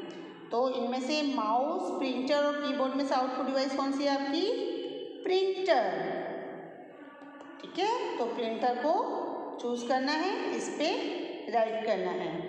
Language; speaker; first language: Hindi; native; Hindi